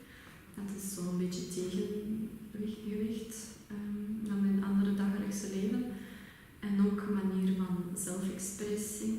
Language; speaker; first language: Dutch; non-native, fluent; Russian